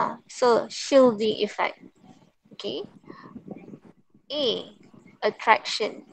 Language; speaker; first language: English; non-native, local second language; Malay